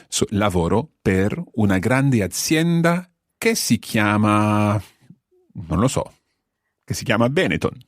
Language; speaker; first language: Italian; non-native, fluent; English